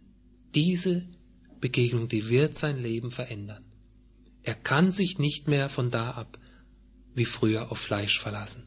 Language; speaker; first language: German; native; German